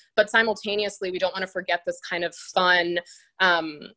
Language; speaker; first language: English; native; English